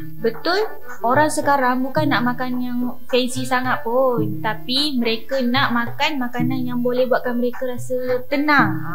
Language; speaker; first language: Malay; native; Malay